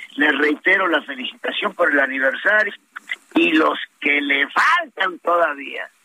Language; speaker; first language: Spanish; native; Spanish